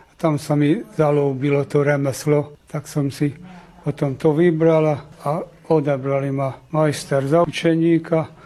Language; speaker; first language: Slovak; native; Slovak